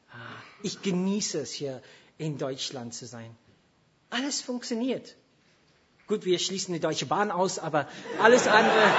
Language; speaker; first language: German; non-native, fluent; English